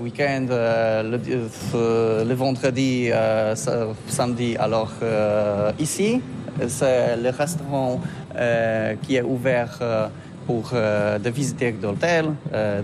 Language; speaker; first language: French; non-native, learner; Polish